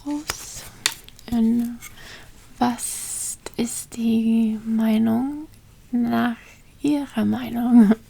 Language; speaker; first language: German; non-native, learner; English